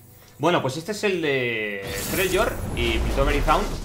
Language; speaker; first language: Spanish; native; Spanish